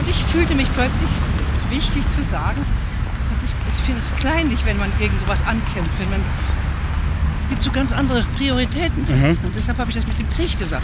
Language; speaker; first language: German; native; German